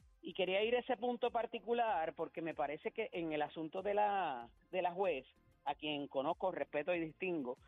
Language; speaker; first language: Spanish; native; Spanish